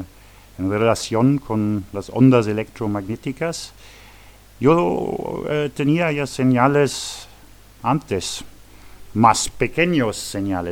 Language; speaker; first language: Spanish; non-native, learner; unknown